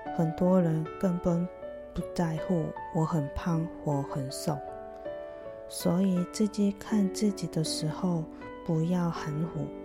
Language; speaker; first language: Chinese; non-native, fluent; Korean